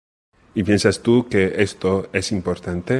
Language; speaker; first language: Spanish; non-native, fluent; English